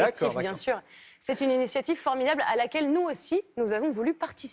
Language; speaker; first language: French; native; French